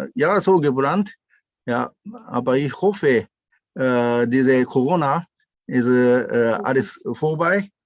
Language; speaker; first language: German; non-native, learner; Japanese